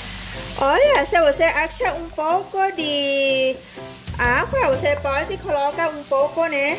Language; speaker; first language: Portuguese; non-native, learner; Thai